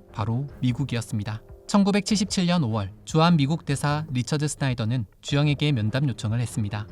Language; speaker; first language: Korean; native; Korean